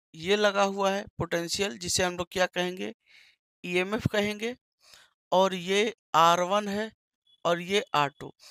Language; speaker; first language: Hindi; native; Hindi